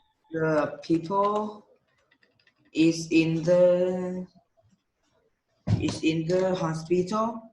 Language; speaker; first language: English; non-native, learner; Vietnamese